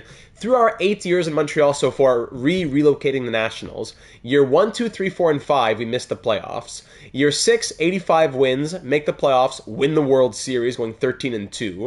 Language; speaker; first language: English; native; English